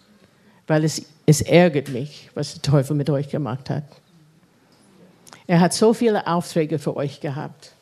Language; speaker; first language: German; non-native, fluent; English